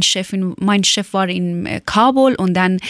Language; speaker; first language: German; non-native, learner; Persian